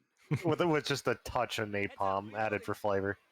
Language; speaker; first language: English; native; English